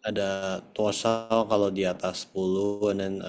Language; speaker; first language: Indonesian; native; Indonesian